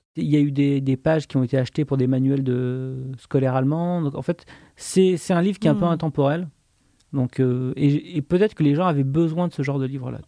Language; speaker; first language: French; native; French